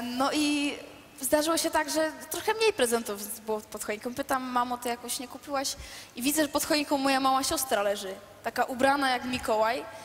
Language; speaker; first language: Polish; early bilingual, heritage; Polish